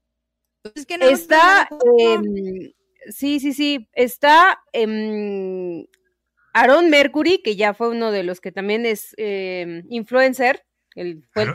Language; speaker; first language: Spanish; native; Spanish